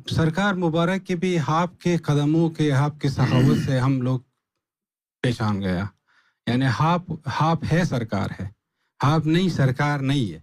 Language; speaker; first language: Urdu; non-native, learner; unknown